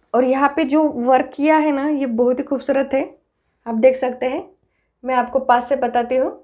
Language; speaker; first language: Hindi; non-native, local second language; Marathi